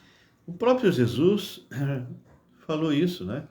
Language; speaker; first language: Portuguese; native; Portuguese